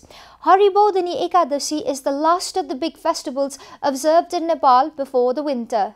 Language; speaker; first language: English; non-native, local second language; Nepali